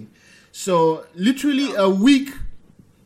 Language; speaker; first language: English; non-native, local second language; Hausa